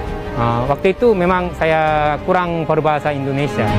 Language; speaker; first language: Indonesian; non-native, fluent; Korean